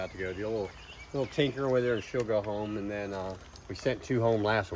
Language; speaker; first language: English; native; English